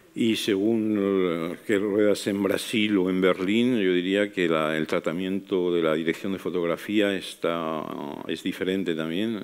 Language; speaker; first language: Spanish; native; Spanish